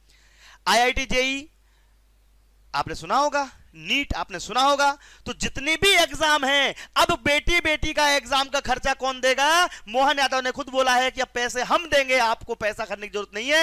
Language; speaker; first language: Hindi; native; Hindi